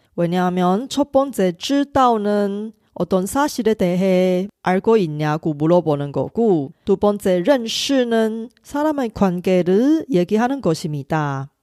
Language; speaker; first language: Korean; non-native, fluent; Chinese